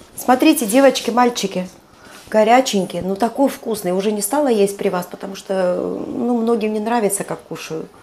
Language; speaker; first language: Russian; non-native, local second language; Georgian